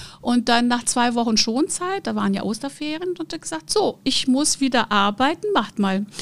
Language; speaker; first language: German; non-native, fluent; Portuguese